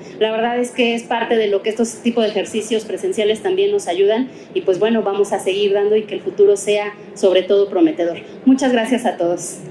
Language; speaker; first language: Spanish; native; Spanish